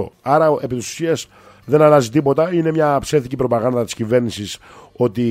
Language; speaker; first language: Greek; native; Greek